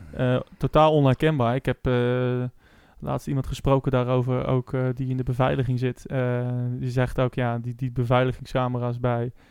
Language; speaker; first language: Dutch; native; Dutch